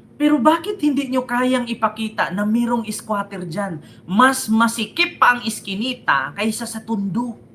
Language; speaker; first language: Filipino; native; Filipino